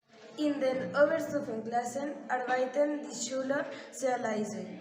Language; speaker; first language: German; non-native, learner; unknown